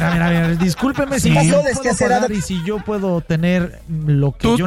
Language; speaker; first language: Spanish; native; Spanish